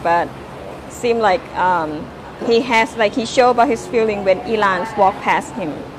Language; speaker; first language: English; non-native, learner; Thai